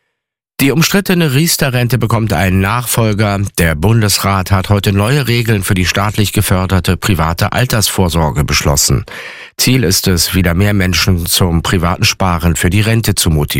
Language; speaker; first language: German; native; German